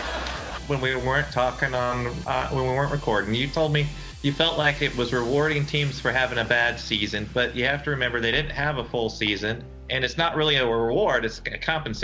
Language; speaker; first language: English; native; English